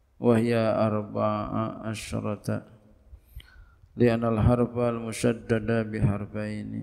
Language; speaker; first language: Arabic; non-native, fluent; Indonesian